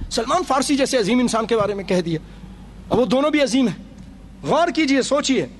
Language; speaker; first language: Urdu; native; Urdu